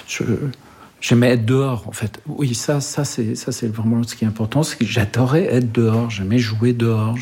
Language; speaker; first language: French; early bilingual, other home language; Arabic